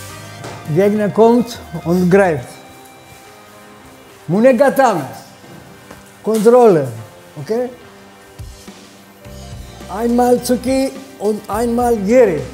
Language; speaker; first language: German; non-native, fluent; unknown